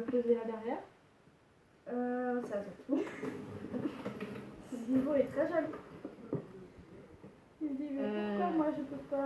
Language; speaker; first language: French; native; French